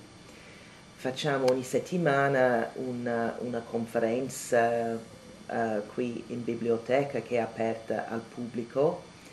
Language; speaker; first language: Italian; non-native, fluent; English